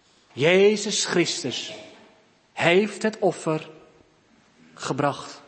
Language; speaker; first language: Dutch; native; Dutch